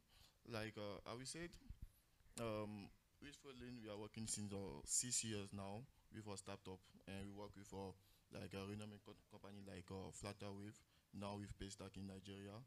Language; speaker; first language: English; non-native, local second language; French